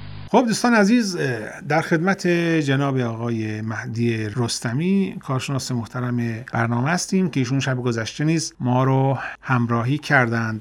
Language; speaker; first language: Persian; native; Persian